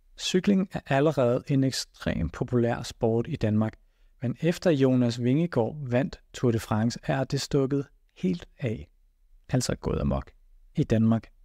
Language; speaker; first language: Danish; native; Danish